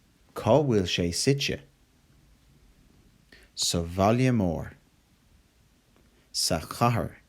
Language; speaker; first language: Irish; non-native, local second language; English